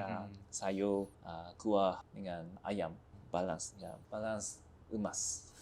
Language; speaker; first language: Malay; non-native, fluent; Japanese